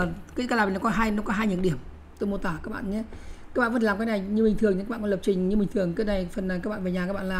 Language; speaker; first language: Vietnamese; native; Vietnamese